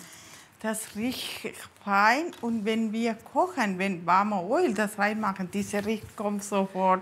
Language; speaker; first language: German; non-native, learner; Tamil